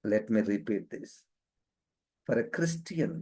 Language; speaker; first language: English; non-native, local second language; Telugu